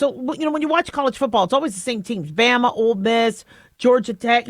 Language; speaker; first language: English; native; English